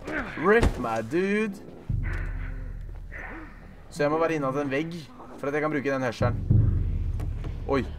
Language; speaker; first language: Norwegian; native; Norwegian